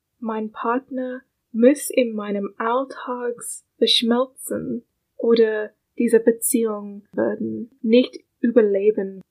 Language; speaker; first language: German; non-native, learner; English